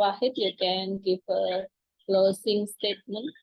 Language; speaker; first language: English; non-native, fluent; Indonesian